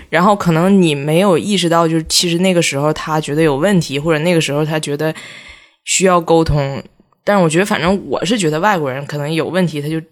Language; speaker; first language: Chinese; native; Chinese